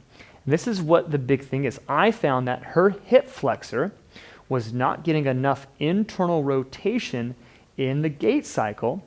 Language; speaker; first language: English; native; English